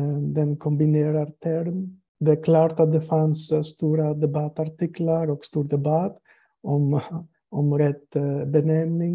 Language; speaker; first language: Swedish; non-native, fluent; Greek